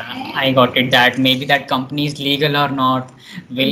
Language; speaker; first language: English; non-native, local second language; Hindi